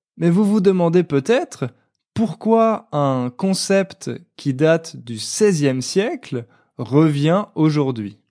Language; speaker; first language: French; native; French